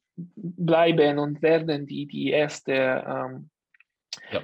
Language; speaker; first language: German; non-native, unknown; Italian